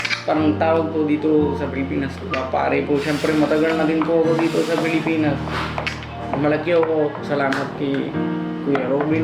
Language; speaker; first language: Filipino; non-native, learner; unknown